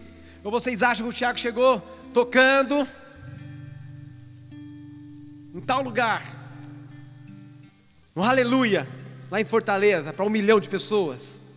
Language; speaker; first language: Portuguese; native; Portuguese